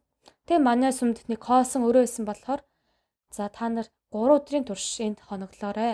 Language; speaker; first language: Mongolian; non-native, fluent; Korean